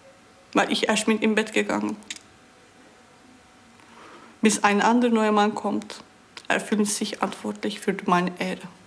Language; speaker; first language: German; non-native, learner; Turkish